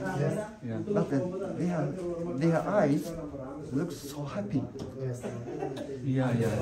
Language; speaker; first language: English; non-native, learner; Japanese